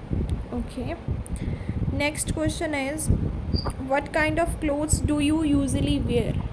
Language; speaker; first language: English; non-native, local second language; Punjabi